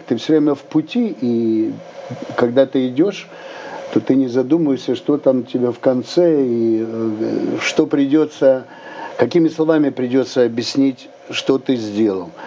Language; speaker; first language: Russian; native; Russian